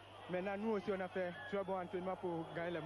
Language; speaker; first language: French; non-native, learner; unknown